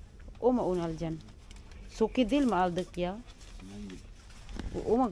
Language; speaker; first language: Turkish; non-native, learner; Filipino